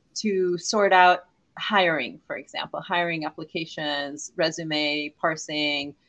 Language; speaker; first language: English; non-native, fluent; Hebrew